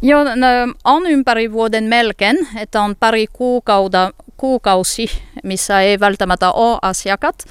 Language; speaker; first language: Finnish; non-native, fluent; French